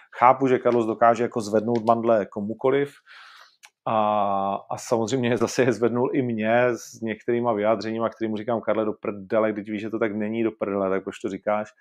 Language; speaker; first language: Czech; native; Czech